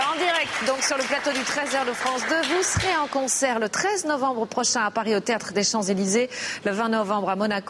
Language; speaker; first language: French; native; French